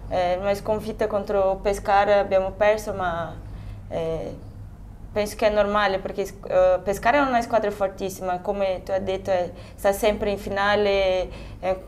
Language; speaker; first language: Italian; non-native, fluent; Portuguese